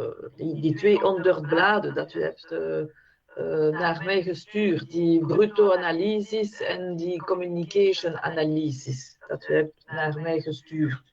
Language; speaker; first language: Dutch; non-native, fluent; French